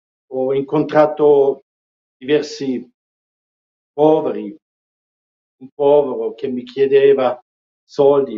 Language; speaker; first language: Italian; non-native, fluent; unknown